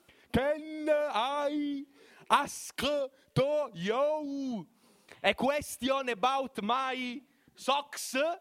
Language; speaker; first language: English; non-native, fluent; Italian